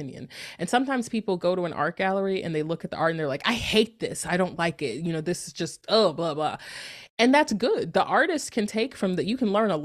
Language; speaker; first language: English; native; English